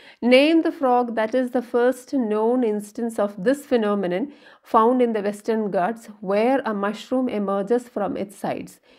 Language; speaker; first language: English; non-native, local second language; Malayalam